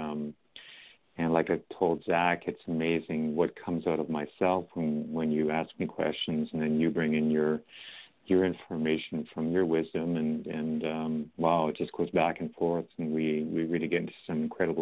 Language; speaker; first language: English; native; English